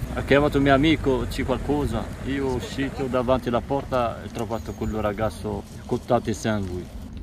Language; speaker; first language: Italian; non-native, learner; Arabic